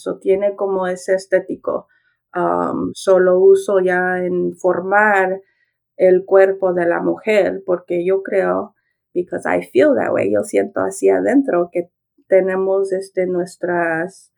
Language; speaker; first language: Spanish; early bilingual, heritage; Spanish